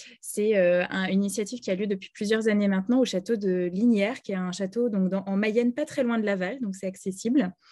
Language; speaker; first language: French; native; French